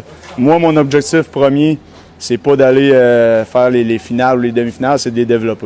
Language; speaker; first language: French; native; French